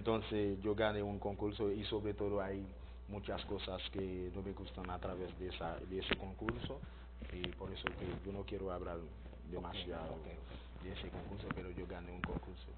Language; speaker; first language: Spanish; non-native, learner; Haitian Creole